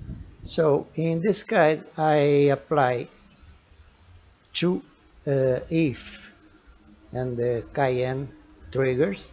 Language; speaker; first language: English; non-native, learner; Portuguese